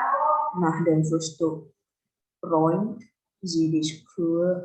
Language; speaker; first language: German; non-native, learner; Indonesian